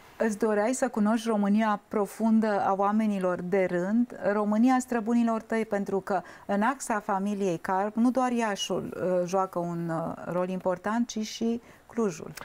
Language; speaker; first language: Romanian; native; Romanian